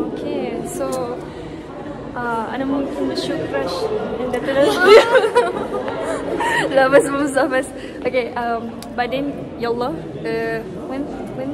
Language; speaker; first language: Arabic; non-native, learner; Malay